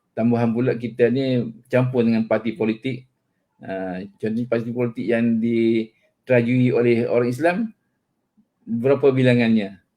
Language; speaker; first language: Malay; native; Malay